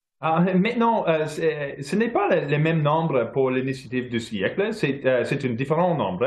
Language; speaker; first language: French; non-native, local second language; English